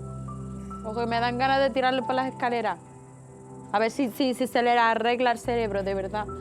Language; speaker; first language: Spanish; native; Spanish